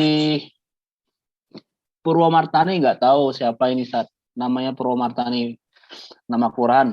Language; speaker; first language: Indonesian; native; Indonesian